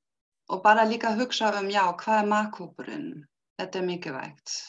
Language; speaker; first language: Icelandic; non-native, learner; German